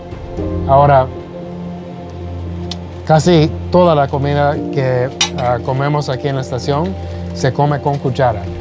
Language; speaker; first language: Spanish; early bilingual, heritage; Spanish